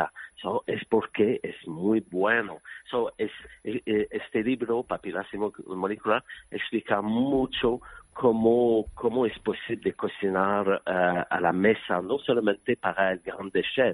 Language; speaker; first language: Spanish; non-native, learner; French